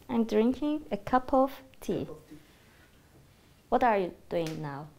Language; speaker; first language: English; non-native, fluent; Turkish